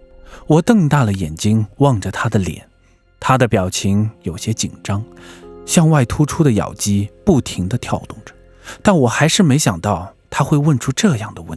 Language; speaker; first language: Chinese; native; Chinese